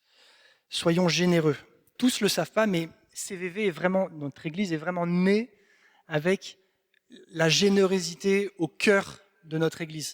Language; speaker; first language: French; native; French